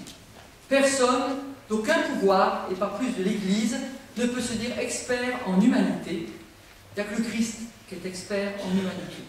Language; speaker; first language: French; native; French